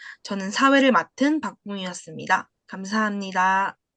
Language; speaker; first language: Korean; native; Korean